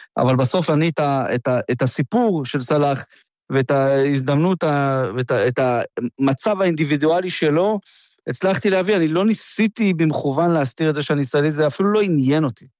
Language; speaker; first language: Hebrew; native; Hebrew